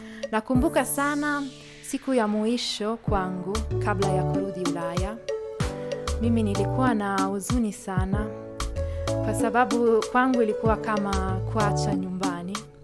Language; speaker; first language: Swahili; non-native, fluent; Italian